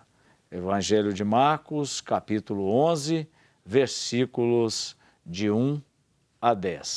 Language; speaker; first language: Portuguese; native; Portuguese